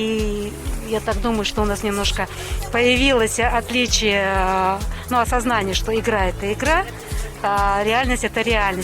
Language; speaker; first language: Russian; native; Russian